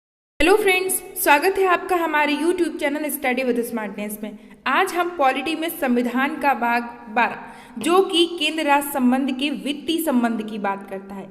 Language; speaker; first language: Hindi; native; Hindi